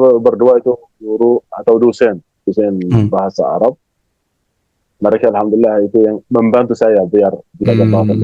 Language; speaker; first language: Indonesian; non-native, fluent; Arabic